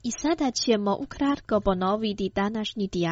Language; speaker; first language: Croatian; non-native, fluent; Chinese